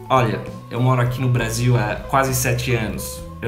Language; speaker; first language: Portuguese; non-native, fluent; English